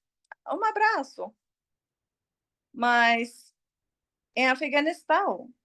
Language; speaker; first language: Portuguese; non-native, learner; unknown